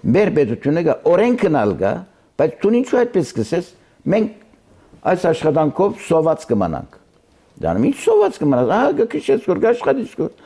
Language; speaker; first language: Armenian; early bilingual, heritage; Armenian